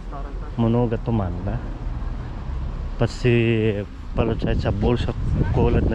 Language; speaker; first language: Russian; non-native, learner; Cebuano